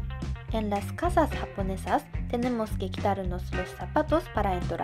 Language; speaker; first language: Spanish; non-native, fluent; Japanese